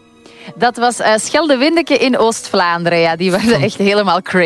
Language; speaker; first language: Dutch; native; Dutch